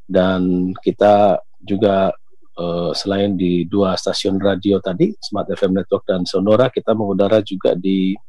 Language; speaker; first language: Indonesian; native; Indonesian